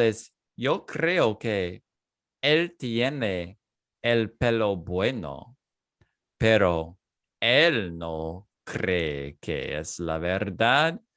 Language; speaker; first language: Spanish; non-native, fluent; English